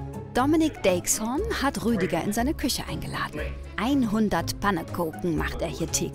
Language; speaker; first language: German; native; German